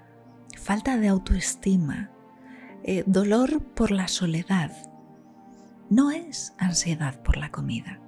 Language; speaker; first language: Spanish; native; Spanish